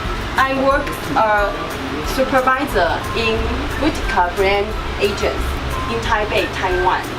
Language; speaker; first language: English; non-native, learner; Chinese